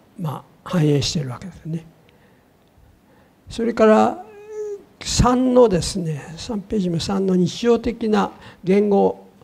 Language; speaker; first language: Japanese; native; Japanese